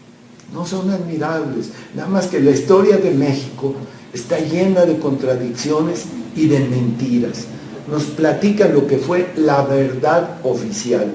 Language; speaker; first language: Spanish; native; Spanish